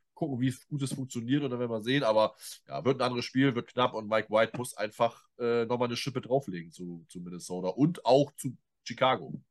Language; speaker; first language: German; native; German